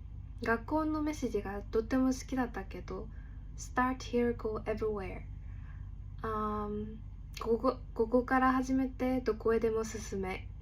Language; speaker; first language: Japanese; non-native, learner; Korean